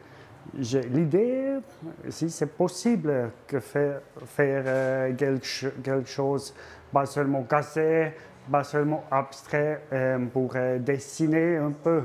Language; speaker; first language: French; non-native, local second language; German